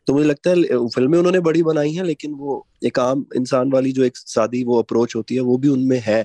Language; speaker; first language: Hindi; non-native, local second language; Punjabi